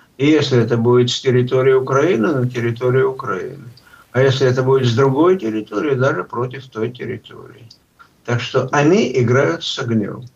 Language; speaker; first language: Russian; native; Russian